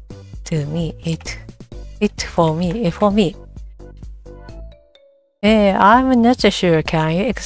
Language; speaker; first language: English; non-native, learner; Japanese